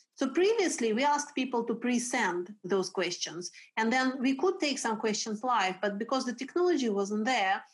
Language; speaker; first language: English; non-native, fluent; Russian